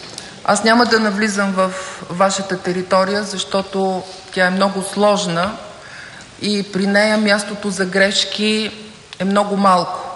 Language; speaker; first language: Bulgarian; native; Bulgarian